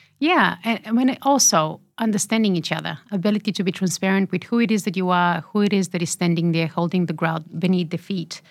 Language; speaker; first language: English; non-native, fluent; Bulgarian